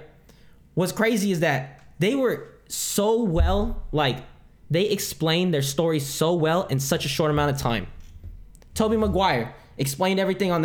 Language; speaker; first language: English; non-native, local second language; Filipino